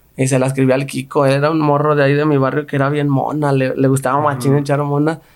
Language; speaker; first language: Spanish; native; Spanish